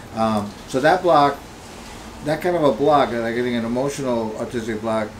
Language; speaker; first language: English; early bilingual, other home language; Spanish